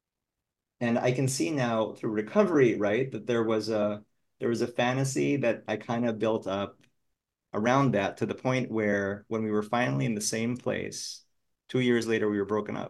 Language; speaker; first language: English; non-native, local second language; Filipino